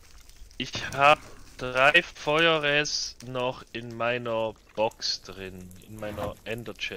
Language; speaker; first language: German; native; German